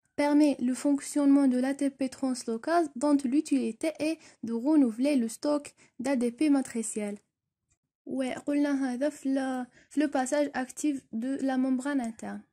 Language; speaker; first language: French; non-native, local second language; Arabic